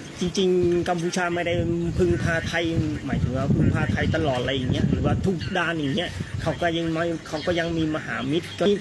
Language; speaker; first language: Thai; native; Thai